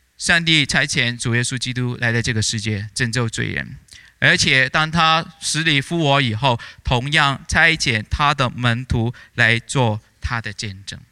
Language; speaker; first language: Chinese; native; Chinese